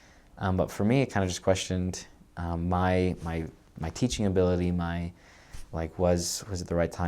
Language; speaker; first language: English; native; English